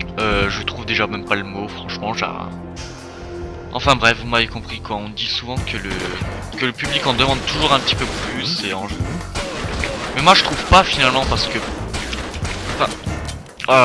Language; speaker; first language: French; native; French